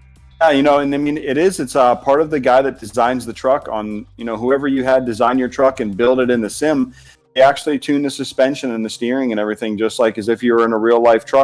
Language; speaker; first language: English; native; English